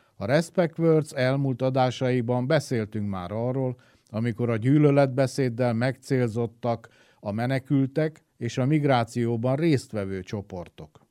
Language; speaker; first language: Hungarian; native; Hungarian